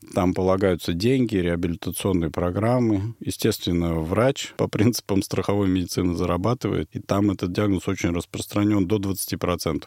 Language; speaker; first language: Russian; native; Russian